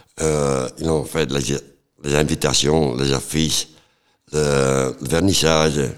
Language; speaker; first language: French; non-native, local second language; Dutch